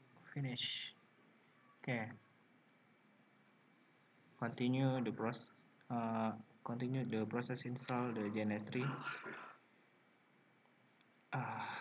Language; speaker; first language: English; non-native, learner; Indonesian